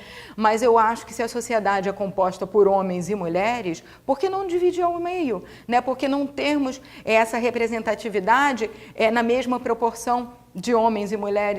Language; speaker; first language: Portuguese; native; Portuguese